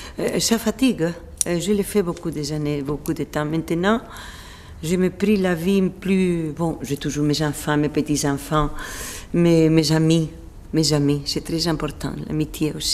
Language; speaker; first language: French; non-native, fluent; Spanish